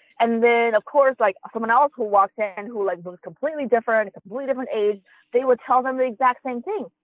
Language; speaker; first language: English; early bilingual, other home language; Chinese